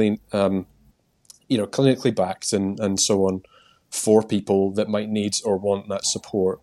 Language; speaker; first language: English; native; English